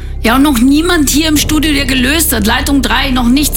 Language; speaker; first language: German; native; German